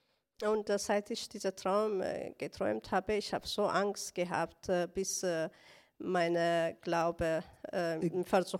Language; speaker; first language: German; non-native, learner; Tigrinya